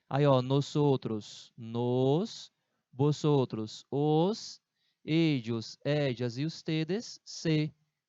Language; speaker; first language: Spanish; non-native, fluent; Portuguese